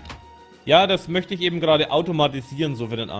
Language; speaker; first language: German; native; German